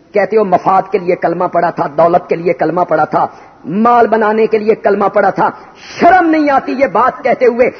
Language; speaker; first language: Urdu; non-native, local second language; Punjabi